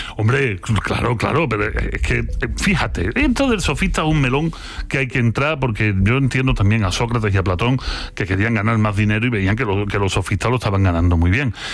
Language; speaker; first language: Spanish; native; Spanish